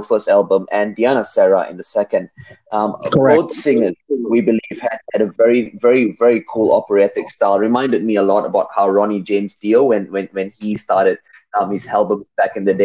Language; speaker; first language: English; non-native, local second language; Tamil